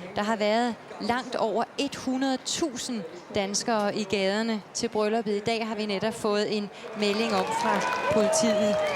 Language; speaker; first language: Danish; native; Danish